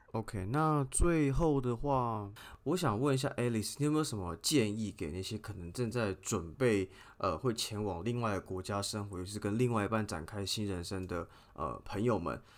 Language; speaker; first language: Chinese; native; Chinese